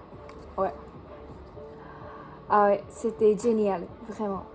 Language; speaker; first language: French; non-native, learner; Japanese